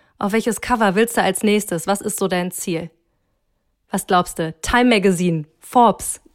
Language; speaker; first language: German; native; German